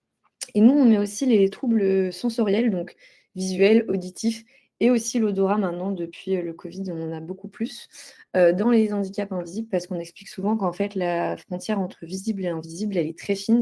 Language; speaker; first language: French; native; French